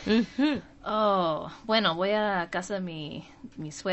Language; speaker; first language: Spanish; non-native, fluent; English